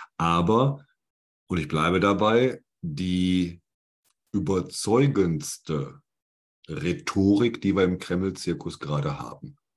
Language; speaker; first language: German; native; German